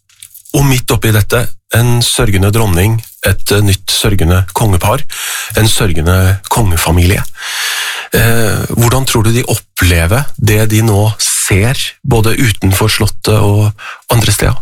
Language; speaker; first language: Norwegian; native; Norwegian